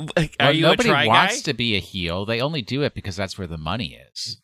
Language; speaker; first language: English; native; English